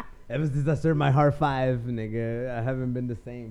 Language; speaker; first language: English; early bilingual, other home language; Spanish